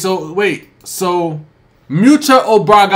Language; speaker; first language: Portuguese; non-native, learner; English